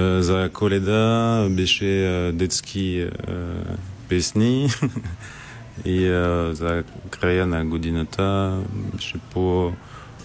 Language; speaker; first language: Bulgarian; non-native, learner; French